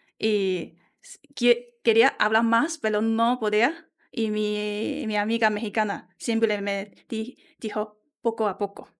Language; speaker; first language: Spanish; non-native, learner; Chinese